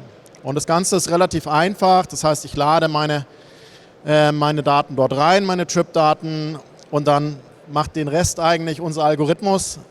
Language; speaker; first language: German; native; German